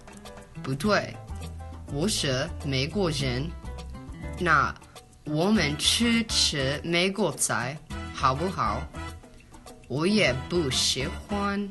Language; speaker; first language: Chinese; non-native, learner; English